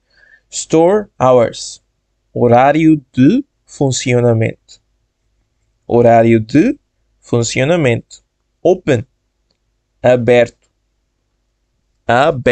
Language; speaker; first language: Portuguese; non-native, fluent; Bangla